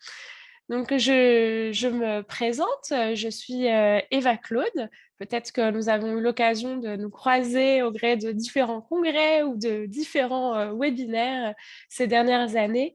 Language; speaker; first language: French; native; French